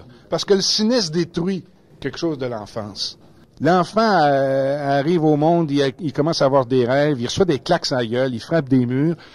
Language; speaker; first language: French; native; French